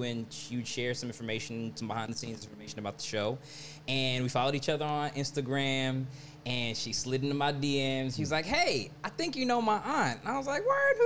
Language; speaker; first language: English; native; English